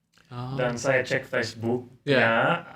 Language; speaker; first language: Indonesian; non-native, learner; English